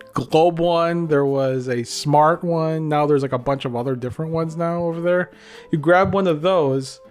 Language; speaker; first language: English; native; English